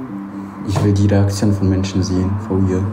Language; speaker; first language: German; non-native, fluent; Polish